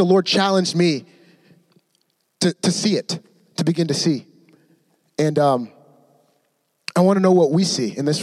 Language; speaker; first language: English; native; English